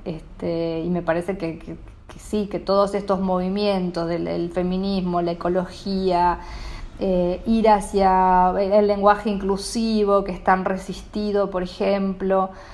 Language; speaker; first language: Spanish; native; Spanish